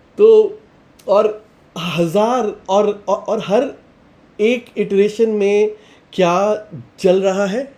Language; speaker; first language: Hindi; native; Hindi